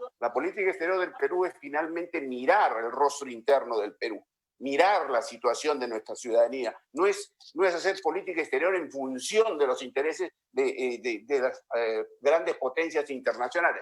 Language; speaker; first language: Spanish; native; Spanish